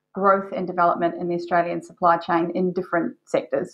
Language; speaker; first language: English; native; English